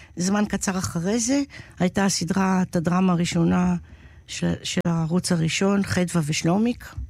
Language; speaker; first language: Hebrew; native; Hebrew